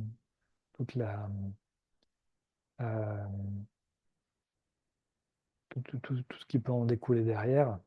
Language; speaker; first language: French; native; French